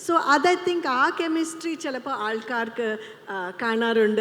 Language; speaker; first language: Malayalam; non-native, fluent; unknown